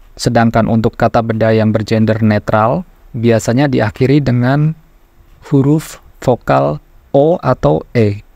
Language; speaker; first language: Indonesian; native; Indonesian